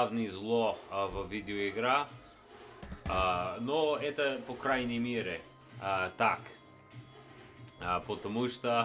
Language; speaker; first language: Russian; non-native, learner; English